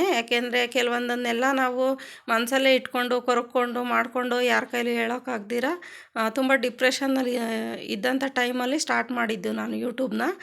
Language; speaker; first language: Kannada; native; Kannada